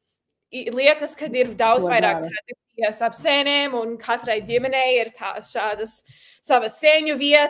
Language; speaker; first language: Latvian; early bilingual, heritage; Latvian